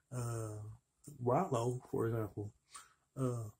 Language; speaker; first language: English; native; English